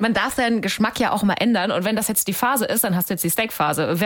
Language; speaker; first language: German; native; German